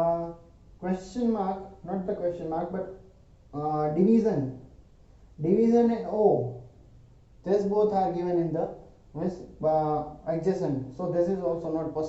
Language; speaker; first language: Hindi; non-native, local second language; Gujarati